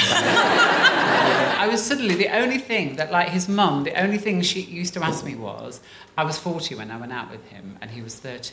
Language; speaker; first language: English; native; English